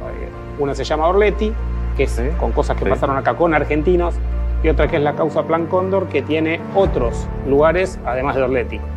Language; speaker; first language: Spanish; native; Spanish